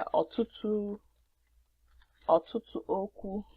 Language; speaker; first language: Igbo; non-native, learner; English